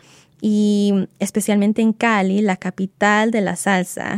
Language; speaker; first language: Spanish; early bilingual, heritage; Spanish